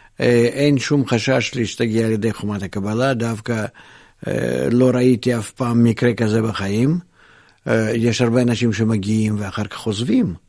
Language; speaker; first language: Hebrew; non-native, fluent; Russian